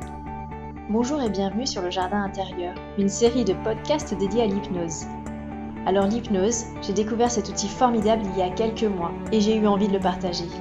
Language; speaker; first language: French; native; French